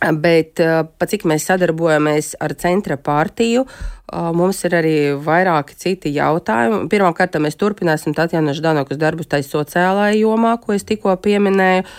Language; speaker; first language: Latvian; non-native, local second language; Russian